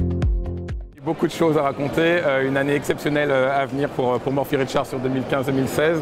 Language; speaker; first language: French; native; French